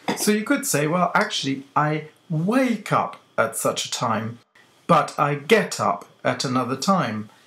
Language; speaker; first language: English; native; English